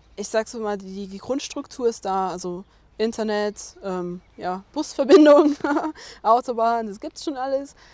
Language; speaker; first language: German; native; German